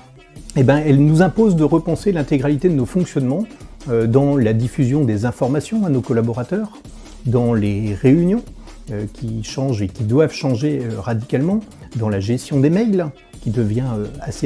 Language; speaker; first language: French; native; French